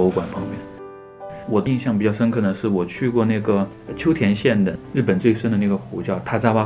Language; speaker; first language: Chinese; native; Chinese